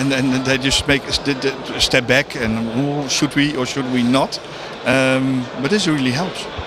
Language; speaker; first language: English; non-native, fluent; Dutch